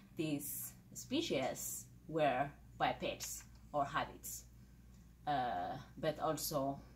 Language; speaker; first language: English; non-native, fluent; Amharic